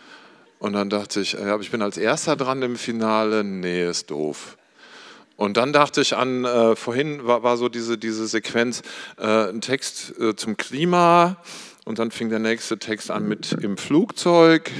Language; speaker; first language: German; native; German